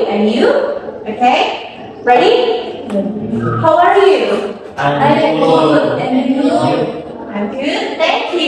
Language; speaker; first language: English; non-native, fluent; Indonesian